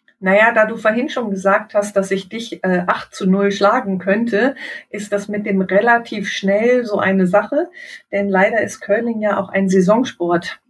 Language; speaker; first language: German; native; German